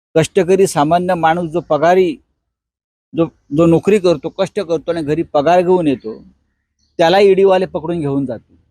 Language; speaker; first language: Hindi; non-native, local second language; Marathi